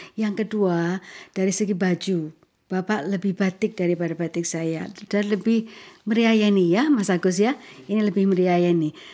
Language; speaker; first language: Indonesian; native; Indonesian